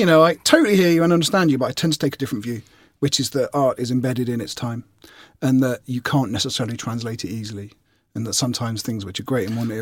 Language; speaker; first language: English; native; English